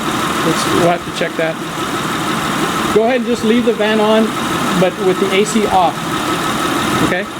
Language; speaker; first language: English; native; English